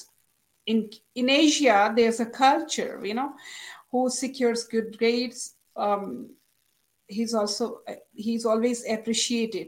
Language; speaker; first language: English; non-native, local second language; Urdu